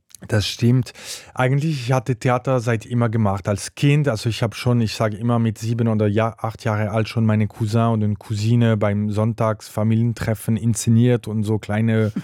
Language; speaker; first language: German; non-native, local second language; French